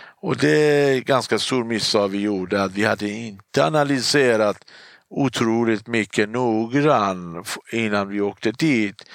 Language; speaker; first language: Swedish; non-native, fluent; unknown